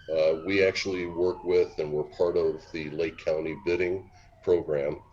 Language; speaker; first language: English; native; English